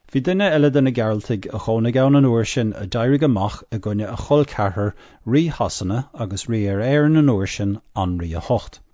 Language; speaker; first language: Irish; non-native, local second language; English